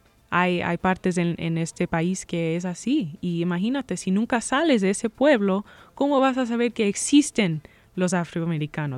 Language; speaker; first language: Spanish; early bilingual, heritage; Spanish